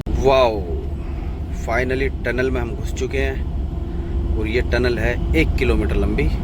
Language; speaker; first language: Hindi; native; Hindi